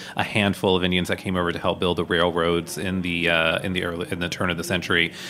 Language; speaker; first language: English; native; English